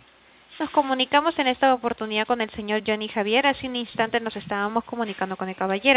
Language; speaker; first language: Spanish; native; Spanish